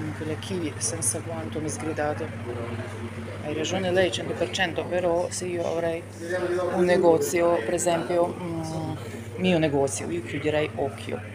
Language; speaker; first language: Italian; non-native, learner; Ukrainian